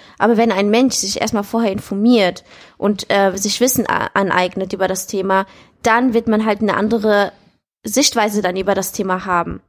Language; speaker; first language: German; early bilingual, other home language; Arabic